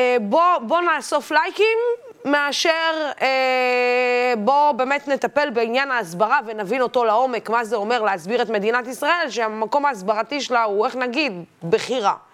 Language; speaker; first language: Hebrew; non-native, local second language; Arabic